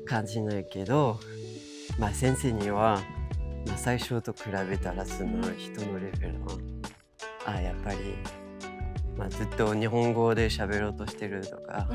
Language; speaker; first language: Japanese; non-native, fluent; English